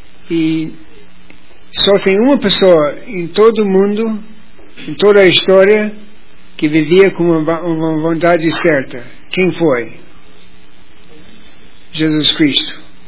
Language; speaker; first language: Portuguese; non-native, fluent; English